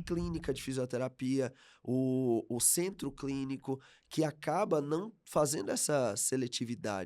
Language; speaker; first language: Portuguese; native; Portuguese